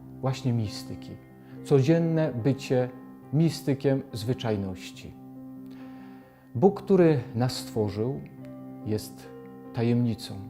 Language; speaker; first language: Polish; native; Polish